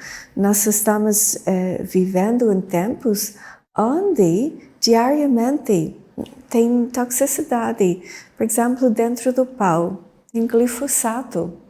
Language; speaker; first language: Portuguese; non-native, fluent; English